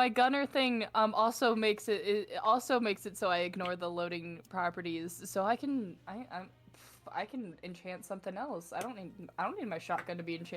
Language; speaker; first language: English; native; English